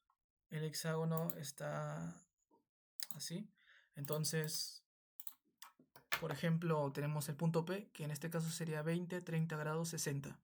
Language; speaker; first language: Spanish; native; Spanish